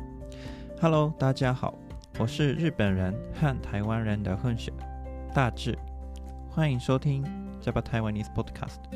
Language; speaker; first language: Chinese; early bilingual, heritage; Japanese